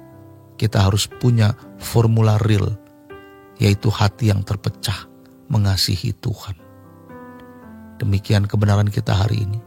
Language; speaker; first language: Indonesian; native; Indonesian